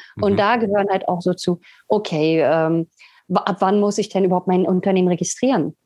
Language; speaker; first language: German; native; German